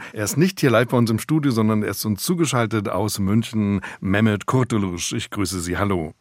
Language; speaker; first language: German; native; German